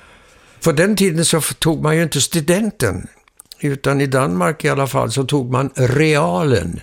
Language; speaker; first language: Swedish; early bilingual, heritage; Danish